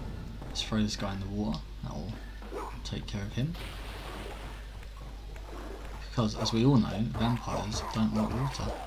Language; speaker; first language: English; native; English